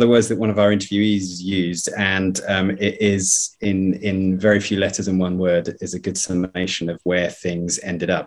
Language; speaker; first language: English; native; English